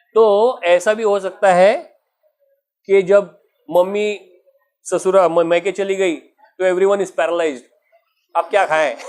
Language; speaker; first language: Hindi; non-native, local second language; Marathi